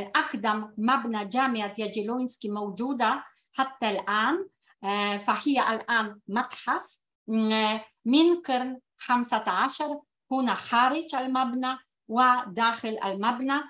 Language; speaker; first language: Arabic; non-native, fluent; Polish